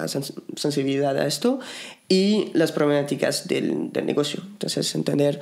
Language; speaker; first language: Spanish; non-native, fluent; French